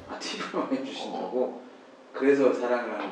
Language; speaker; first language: Korean; native; Korean